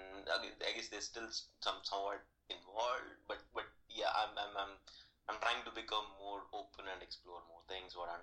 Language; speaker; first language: English; non-native, local second language; Telugu